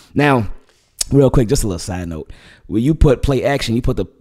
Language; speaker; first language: English; native; English